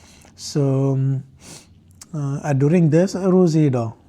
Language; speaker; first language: Swedish; non-native, learner; Malayalam